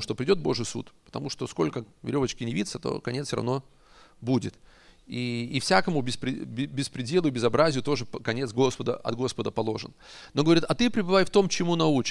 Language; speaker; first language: Russian; native; Russian